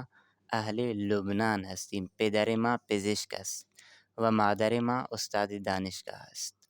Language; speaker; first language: Persian; non-native, fluent; Urdu